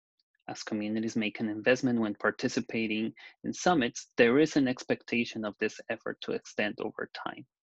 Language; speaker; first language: English; non-native, fluent; Spanish